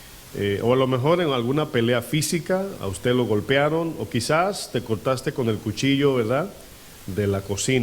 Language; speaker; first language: Spanish; native; Spanish